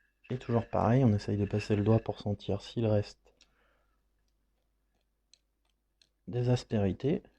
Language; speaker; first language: French; native; French